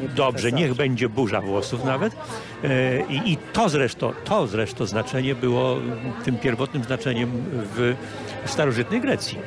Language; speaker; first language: Polish; native; Polish